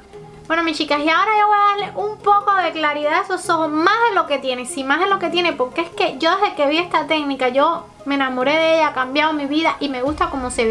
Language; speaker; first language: Spanish; native; Spanish